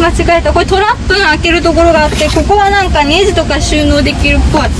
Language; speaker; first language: Japanese; native; Japanese